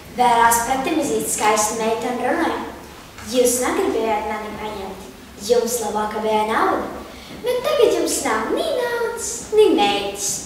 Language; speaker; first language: Latvian; native; Latvian